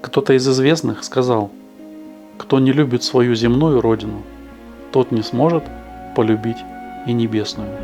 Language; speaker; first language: Russian; native; Russian